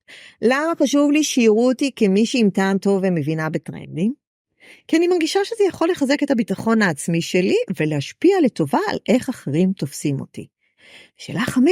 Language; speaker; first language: Hebrew; native; Hebrew